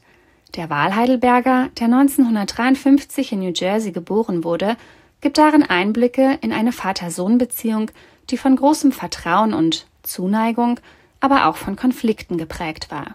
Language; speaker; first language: German; native; German